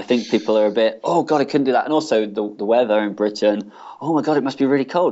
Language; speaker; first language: English; native; English